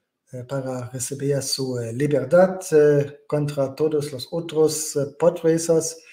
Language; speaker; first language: Spanish; non-native, fluent; German